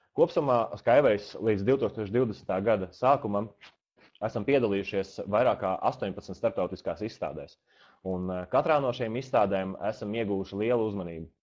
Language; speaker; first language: Latvian; native; Latvian